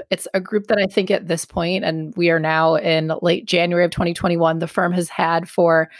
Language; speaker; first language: English; native; English